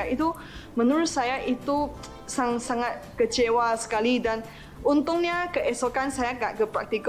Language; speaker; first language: Indonesian; non-native, fluent; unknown